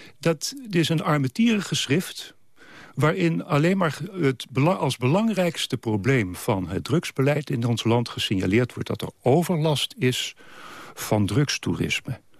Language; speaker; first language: Dutch; native; Dutch